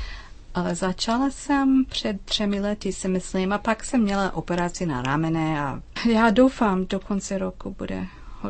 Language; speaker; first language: Czech; non-native, learner; English